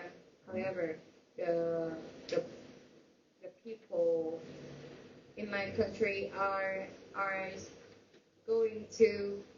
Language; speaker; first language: English; non-native, learner; Vietnamese